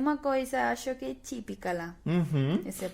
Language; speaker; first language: Portuguese; non-native, fluent; Spanish